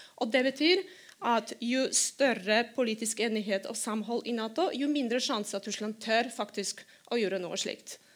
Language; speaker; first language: Norwegian; non-native, fluent; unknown